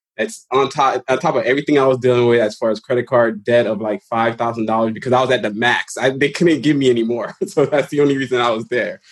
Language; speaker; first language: English; early bilingual, other home language; Haitian Creole